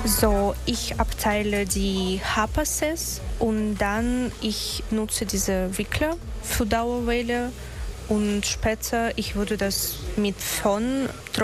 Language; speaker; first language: German; non-native, learner; Russian